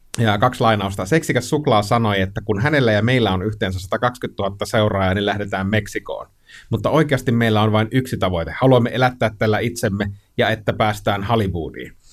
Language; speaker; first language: Finnish; native; Finnish